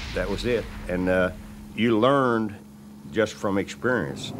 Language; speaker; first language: English; native; English